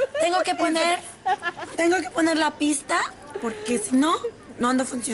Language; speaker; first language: Spanish; non-native, learner; English